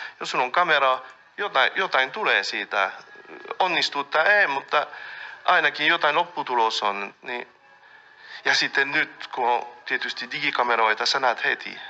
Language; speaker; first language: Finnish; non-native, fluent; French